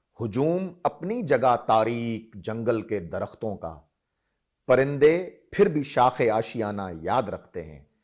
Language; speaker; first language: Urdu; non-native, local second language; Sindhi